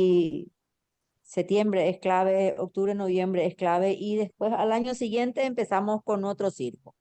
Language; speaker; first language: Spanish; native; Spanish